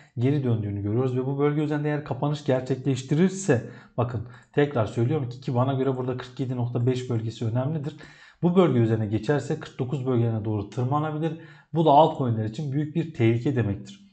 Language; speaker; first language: Turkish; native; Turkish